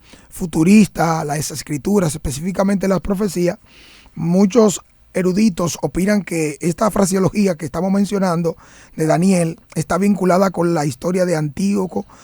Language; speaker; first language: Spanish; native; Spanish